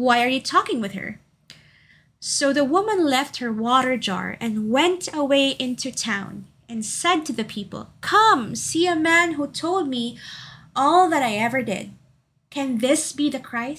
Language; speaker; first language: English; non-native, local second language; Cebuano